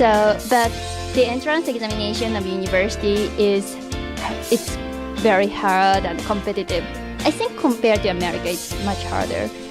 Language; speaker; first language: English; non-native, fluent; Japanese